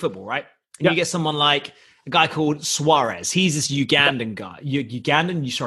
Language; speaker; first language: English; native; English